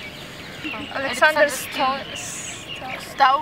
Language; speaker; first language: Hindi; non-native, learner; Russian